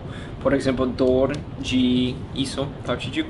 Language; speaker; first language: Portuguese; non-native, learner; English